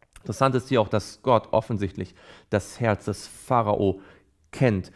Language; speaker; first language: German; native; German